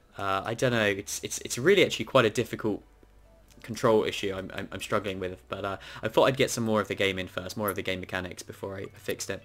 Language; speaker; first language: English; native; English